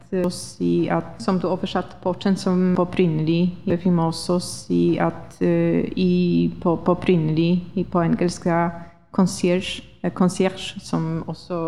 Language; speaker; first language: Norwegian; non-native, fluent; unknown